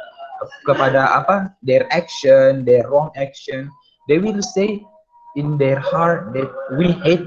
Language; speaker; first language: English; non-native, fluent; Indonesian